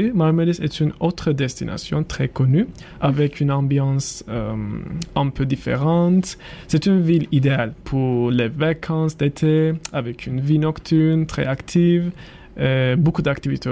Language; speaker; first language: French; non-native, learner; Turkish